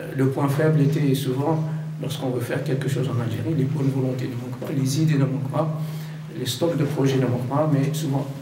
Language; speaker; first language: French; non-native, local second language; Arabic